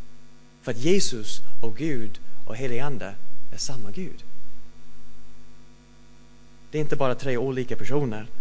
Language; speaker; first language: Swedish; non-native, fluent; English